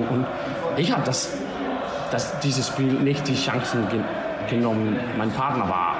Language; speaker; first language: German; non-native, learner; Danish